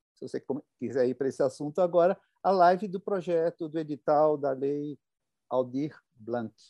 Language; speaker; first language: Portuguese; native; Portuguese